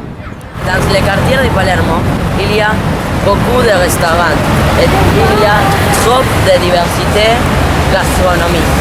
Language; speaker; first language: French; non-native, learner; Spanish